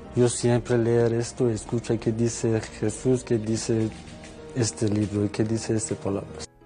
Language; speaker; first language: Spanish; non-native, learner; Persian